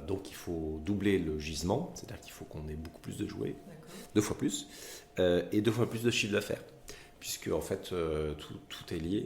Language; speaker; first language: French; native; French